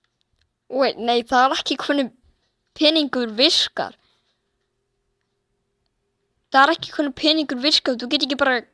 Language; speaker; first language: Icelandic; early bilingual, heritage; Icelandic